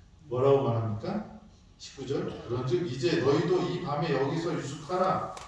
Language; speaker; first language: Korean; native; Korean